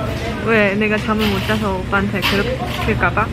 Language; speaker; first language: Korean; early bilingual, heritage; Chinese